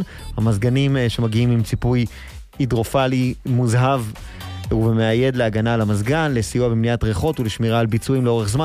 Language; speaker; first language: Hebrew; native; Hebrew